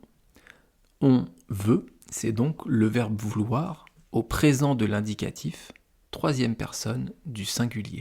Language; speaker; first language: French; native; French